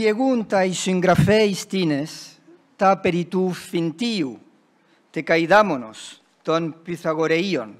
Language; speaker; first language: Greek; non-native, fluent; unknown